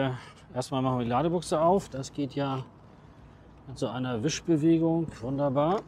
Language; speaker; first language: German; native; German